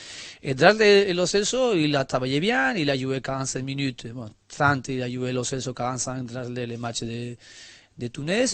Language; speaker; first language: French; non-native, learner; Spanish